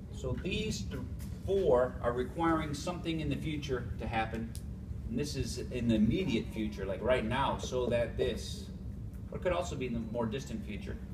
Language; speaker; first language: English; native; English